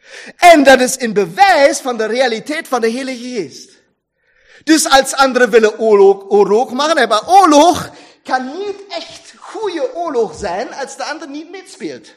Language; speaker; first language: Dutch; non-native, fluent; German